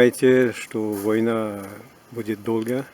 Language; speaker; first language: Russian; non-native, learner; French